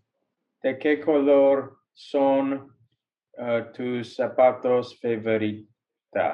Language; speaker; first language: Spanish; non-native, learner; English